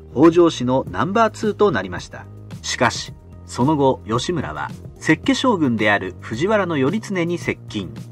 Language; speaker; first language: Japanese; native; Japanese